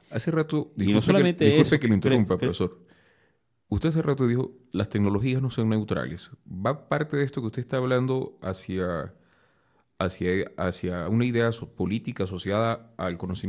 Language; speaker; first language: Spanish; native; Spanish